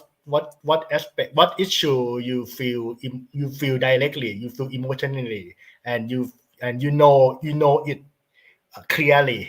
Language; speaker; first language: English; non-native, learner; Thai